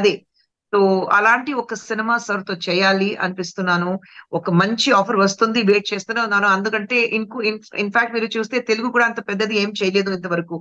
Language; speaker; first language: Telugu; non-native, fluent; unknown